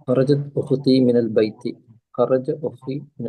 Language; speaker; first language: Arabic; non-native, learner; Malayalam